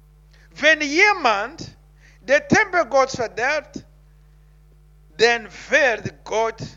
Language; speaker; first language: German; non-native, learner; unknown